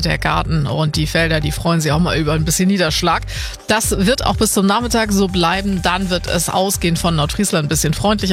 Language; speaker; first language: German; native; German